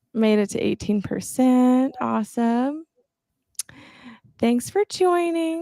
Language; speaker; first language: English; native; English